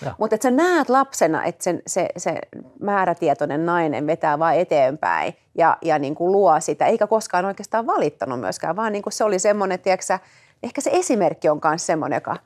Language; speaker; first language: Finnish; early bilingual, other home language; Hebrew